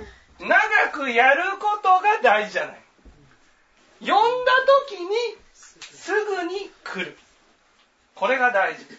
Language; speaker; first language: Japanese; native; Japanese